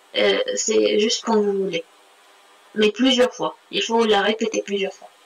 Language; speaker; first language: French; non-native, local second language; Arabic